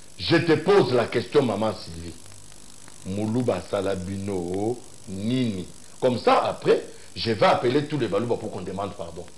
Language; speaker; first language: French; non-native, local second language; Luba-Lulua